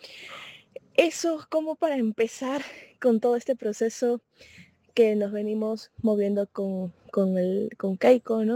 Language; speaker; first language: Spanish; native; Spanish